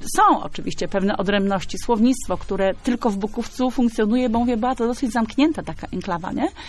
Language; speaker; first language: Polish; native; Polish